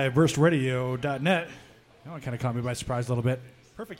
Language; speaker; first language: English; native; English